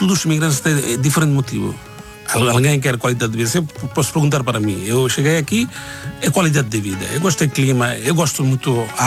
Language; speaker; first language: Portuguese; non-native, learner; Bangla